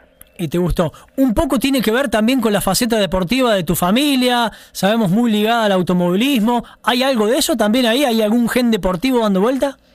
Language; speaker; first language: Spanish; native; Spanish